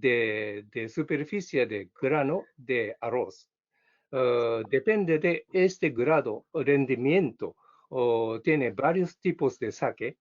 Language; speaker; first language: Spanish; non-native, learner; Japanese